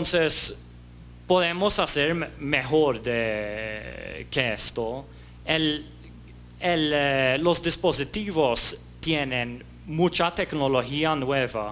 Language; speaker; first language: Spanish; non-native, fluent; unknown